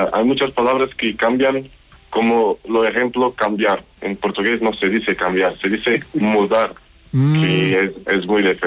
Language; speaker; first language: Spanish; non-native, learner; Portuguese